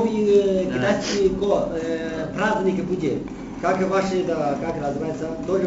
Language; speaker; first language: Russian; non-native, learner; Chinese